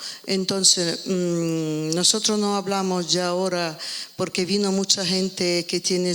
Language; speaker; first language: Spanish; non-native, learner; Ukrainian